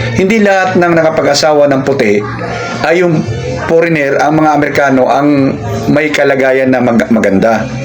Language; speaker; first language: Filipino; native; Filipino